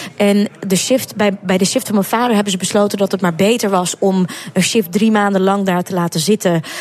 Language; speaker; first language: Dutch; early bilingual, other home language; Russian